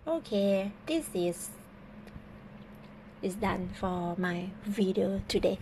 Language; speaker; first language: English; non-native, learner; Thai